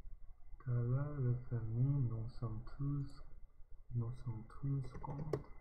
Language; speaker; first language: French; non-native, learner; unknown